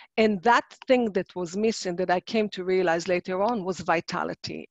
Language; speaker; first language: English; non-native, fluent; Hebrew